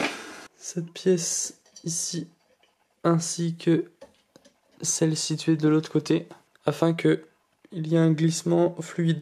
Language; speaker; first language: French; native; French